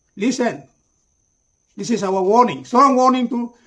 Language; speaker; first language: English; non-native, learner; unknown